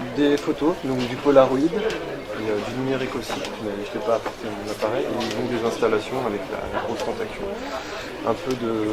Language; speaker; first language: French; native; French